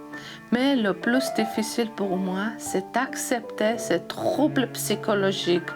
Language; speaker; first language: French; non-native, learner; Georgian